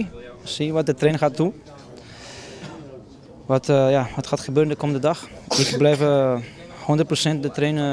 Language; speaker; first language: Dutch; non-native, fluent; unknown